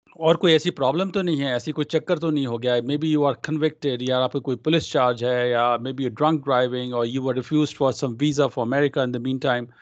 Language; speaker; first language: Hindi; non-native, local second language; Punjabi